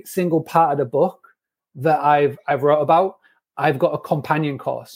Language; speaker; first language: English; native; English